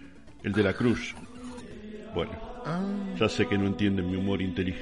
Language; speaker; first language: Spanish; native; Spanish